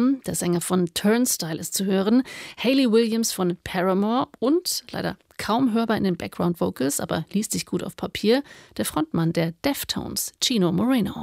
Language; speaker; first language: German; native; German